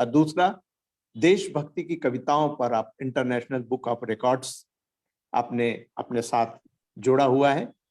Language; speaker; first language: Hindi; native; Hindi